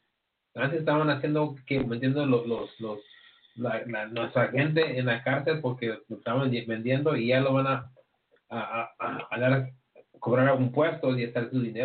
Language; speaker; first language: Spanish; early bilingual, heritage; Spanish